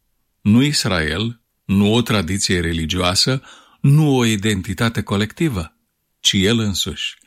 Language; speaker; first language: Romanian; native; Romanian